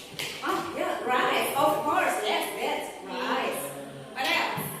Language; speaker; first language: English; non-native, learner; Indonesian